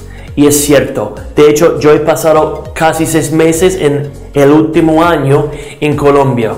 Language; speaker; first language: Spanish; non-native, fluent; English